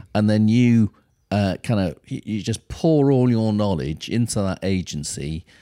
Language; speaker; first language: English; native; English